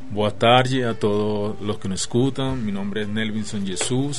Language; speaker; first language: Portuguese; non-native, learner; Spanish